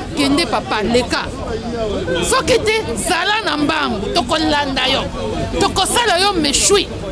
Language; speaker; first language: French; non-native, local second language; Lingala